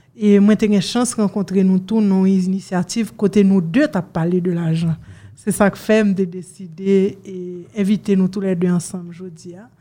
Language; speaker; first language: French; non-native, local second language; Haitian Creole